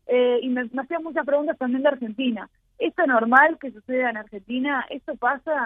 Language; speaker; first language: Spanish; native; Spanish